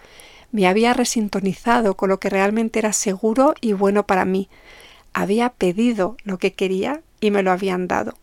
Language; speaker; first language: Spanish; native; Spanish